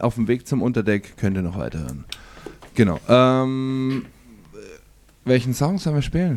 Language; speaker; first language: German; native; German